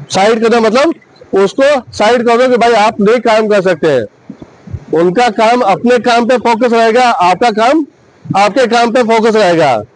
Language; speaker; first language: Hindi; non-native, local second language; Bangla